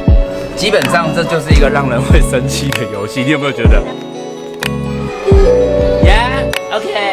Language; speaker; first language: Chinese; native; Chinese